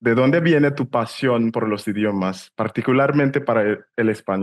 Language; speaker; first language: Spanish; non-native, fluent; English